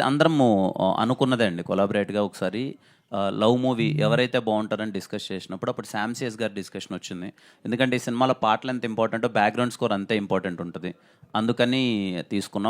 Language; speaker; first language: Telugu; native; Telugu